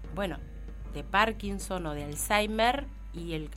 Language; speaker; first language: Spanish; native; Spanish